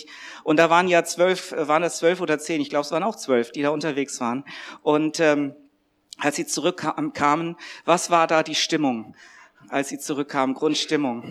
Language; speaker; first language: German; native; German